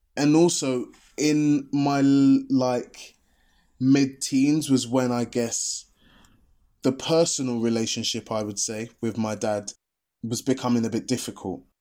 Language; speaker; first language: English; native; English